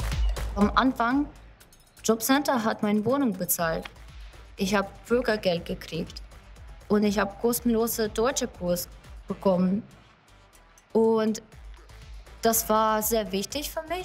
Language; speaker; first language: German; non-native, learner; Ukrainian